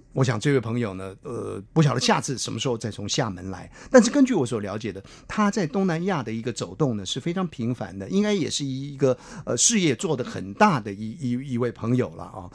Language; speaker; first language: Chinese; native; Chinese